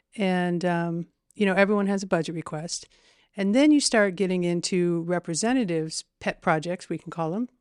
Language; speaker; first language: English; native; English